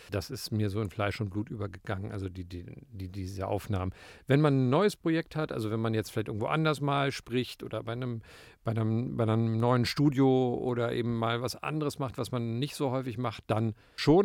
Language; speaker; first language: German; native; German